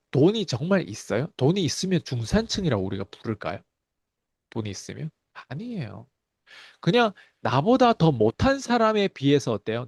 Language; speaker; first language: Korean; early bilingual, heritage; Korean